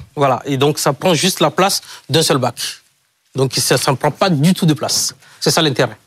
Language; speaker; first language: French; non-native, local second language; Ewe